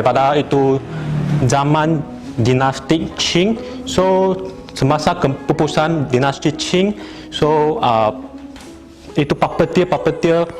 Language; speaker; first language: Indonesian; non-native, local second language; Chinese